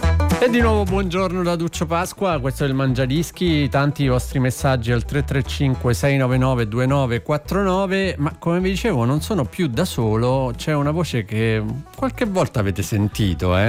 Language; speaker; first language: Italian; native; Italian